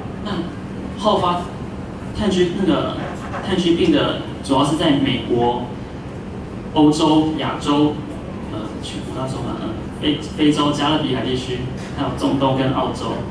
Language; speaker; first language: Chinese; native; Chinese